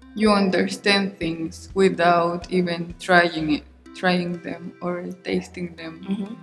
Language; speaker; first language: English; non-native, fluent; Spanish